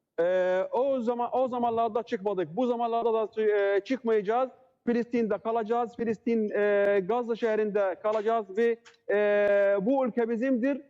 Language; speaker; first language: Turkish; non-native, learner; Arabic